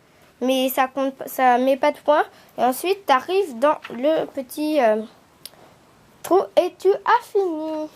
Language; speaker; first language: French; native; French